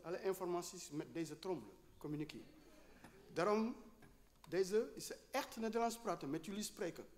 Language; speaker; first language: Dutch; non-native, learner; Wolof